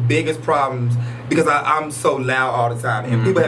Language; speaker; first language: English; native; English